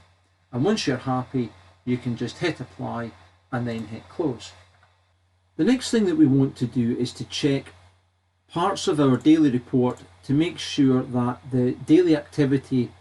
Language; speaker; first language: English; native; English